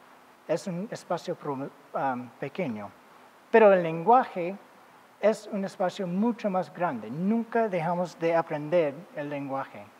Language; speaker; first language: Spanish; non-native, fluent; English